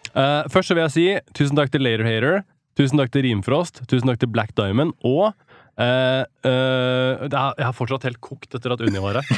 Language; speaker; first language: Norwegian; native; Norwegian